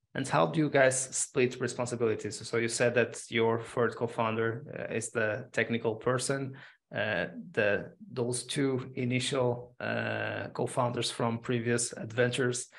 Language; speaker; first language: English; non-native, fluent; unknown